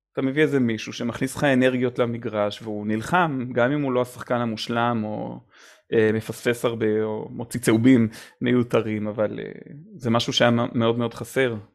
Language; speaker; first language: Hebrew; native; Hebrew